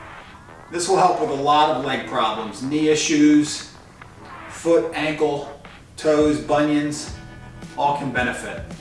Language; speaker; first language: English; native; English